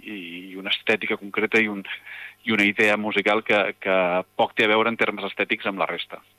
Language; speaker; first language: Catalan; native; Catalan